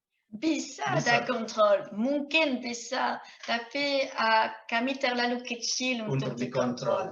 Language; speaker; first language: Indonesian; non-native, fluent; French